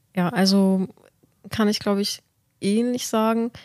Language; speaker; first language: German; native; German